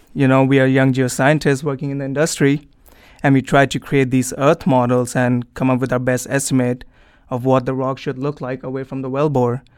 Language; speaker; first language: English; non-native, local second language; Hindi